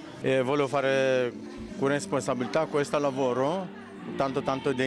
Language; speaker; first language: Italian; non-native, learner; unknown